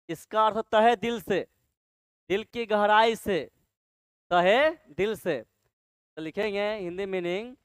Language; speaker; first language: Hindi; native; Hindi